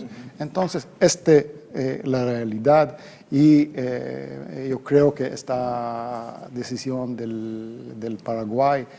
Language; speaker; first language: Spanish; non-native, fluent; Hebrew